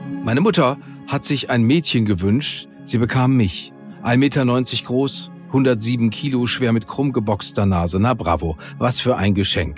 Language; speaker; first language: German; native; German